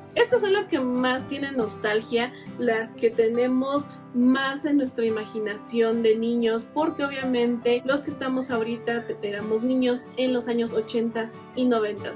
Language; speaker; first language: Spanish; native; Spanish